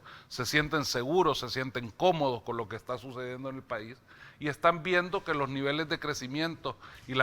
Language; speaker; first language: Spanish; native; Spanish